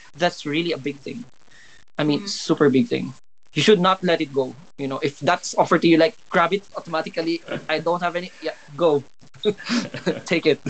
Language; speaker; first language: English; non-native, local second language; Cebuano